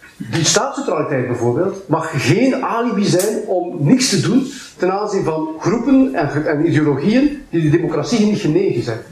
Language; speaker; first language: Dutch; native; Dutch